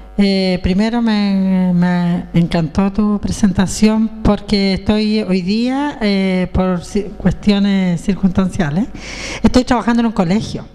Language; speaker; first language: Spanish; native; Spanish